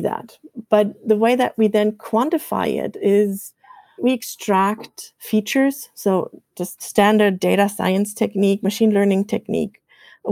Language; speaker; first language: English; non-native, fluent; German